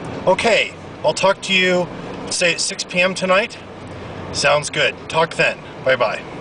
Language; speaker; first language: English; native; English